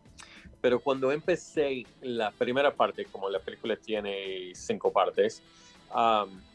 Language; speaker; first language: Spanish; non-native, fluent; English